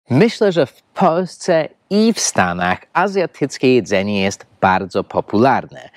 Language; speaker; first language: Polish; non-native, fluent; English